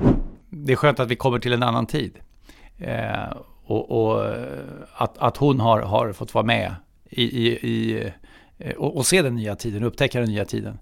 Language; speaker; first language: Swedish; native; Swedish